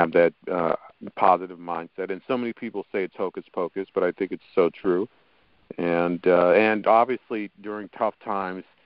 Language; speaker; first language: English; native; English